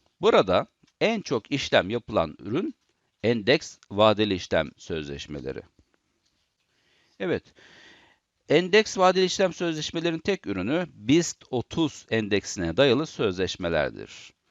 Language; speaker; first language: Turkish; native; Turkish